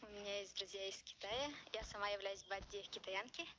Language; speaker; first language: Russian; non-native, local second language; Yakut